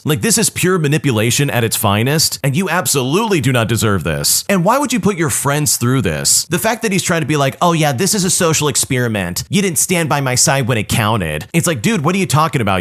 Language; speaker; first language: English; native; English